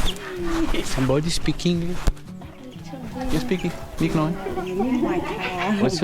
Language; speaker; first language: English; non-native, learner; Spanish